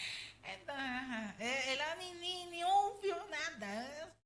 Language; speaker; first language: Portuguese; non-native, learner; Spanish